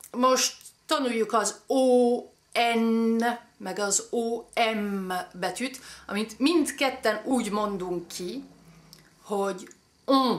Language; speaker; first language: Hungarian; early bilingual, heritage; French